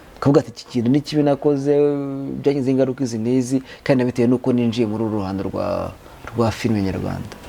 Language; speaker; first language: Kinyarwanda; native; Kinyarwanda